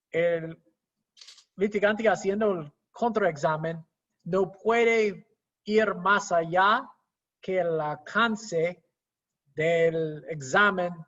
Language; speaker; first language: Spanish; non-native, fluent; English